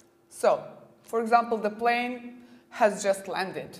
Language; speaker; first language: English; non-native, fluent; Serbian